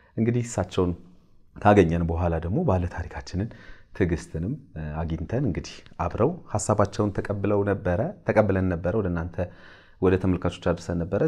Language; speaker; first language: Amharic; native; Amharic